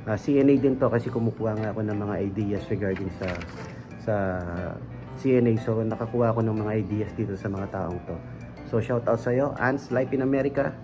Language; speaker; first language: Filipino; non-native, local second language; Pampanga